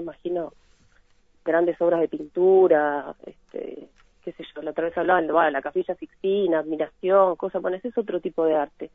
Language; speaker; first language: Spanish; native; Spanish